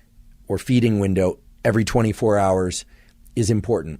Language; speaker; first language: English; native; English